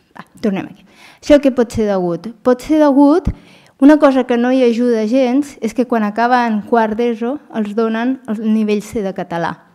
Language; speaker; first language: Catalan; native; Catalan